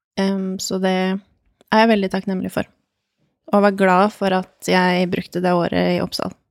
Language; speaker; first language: Norwegian; early bilingual, other home language; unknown